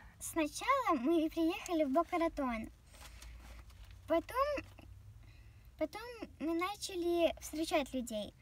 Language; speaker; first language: Russian; early bilingual, heritage; Russian